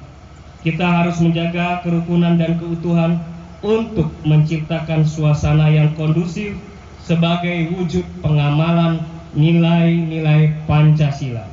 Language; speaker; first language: Indonesian; native; Indonesian